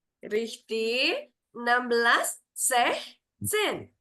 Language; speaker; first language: German; non-native, fluent; Indonesian